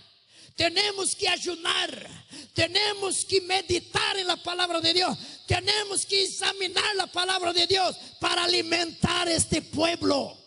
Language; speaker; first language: Spanish; non-native, fluent; Portuguese